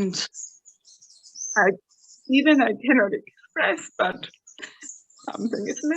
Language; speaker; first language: English; non-native, fluent; German